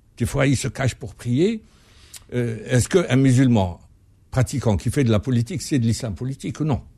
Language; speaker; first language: French; non-native, local second language; Arabic